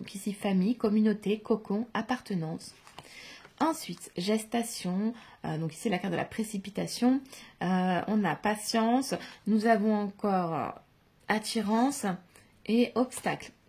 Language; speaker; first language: French; native; French